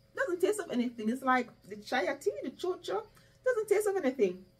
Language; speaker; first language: English; non-native, local second language; Jamaican Creole English